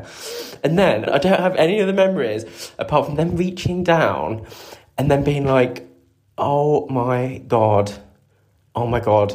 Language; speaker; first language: English; native; English